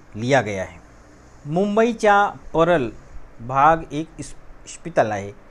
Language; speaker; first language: Hindi; non-native, local second language; Marathi